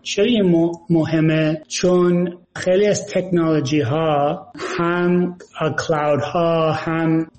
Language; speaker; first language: Persian; early bilingual, heritage; Persian